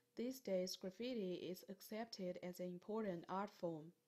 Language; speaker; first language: English; non-native, fluent; Chinese